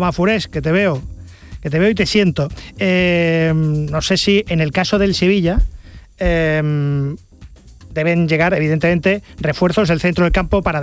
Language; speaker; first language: Spanish; native; Spanish